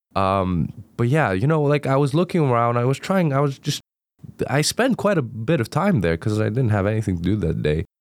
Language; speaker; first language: English; non-native, fluent; Greek